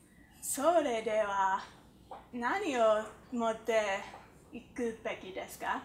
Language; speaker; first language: Japanese; non-native, learner; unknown